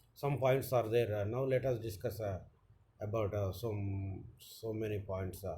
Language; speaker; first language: English; non-native, local second language; Telugu